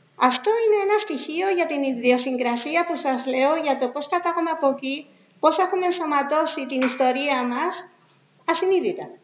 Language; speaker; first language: Greek; non-native, fluent; Spanish